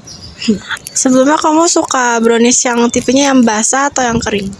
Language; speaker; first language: Indonesian; native; Indonesian